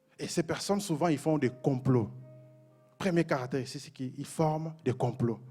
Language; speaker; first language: French; non-native, local second language; Mossi